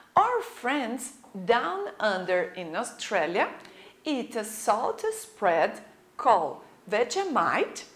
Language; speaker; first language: English; non-native, fluent; Portuguese